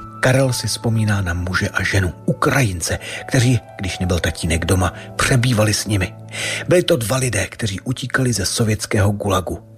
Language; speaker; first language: Czech; native; Czech